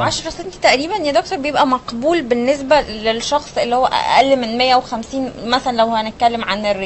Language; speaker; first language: Arabic; native; Arabic